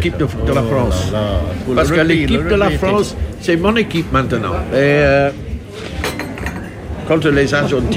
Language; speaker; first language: French; non-native, fluent; English